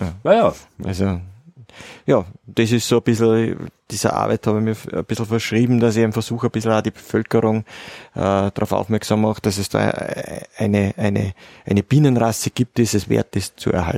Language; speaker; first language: German; native; German